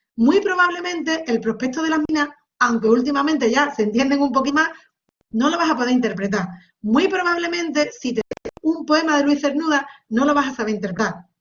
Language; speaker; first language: Spanish; native; Spanish